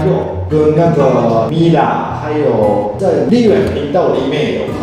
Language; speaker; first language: Chinese; non-native, fluent; Japanese